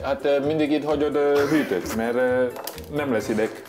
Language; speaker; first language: Hungarian; non-native, learner; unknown